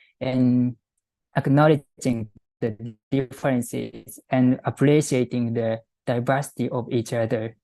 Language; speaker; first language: English; non-native, fluent; Japanese